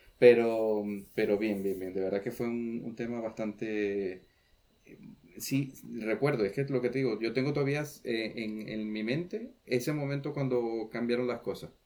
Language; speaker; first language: Spanish; native; Spanish